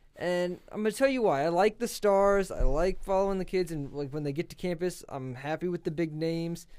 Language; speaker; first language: English; native; English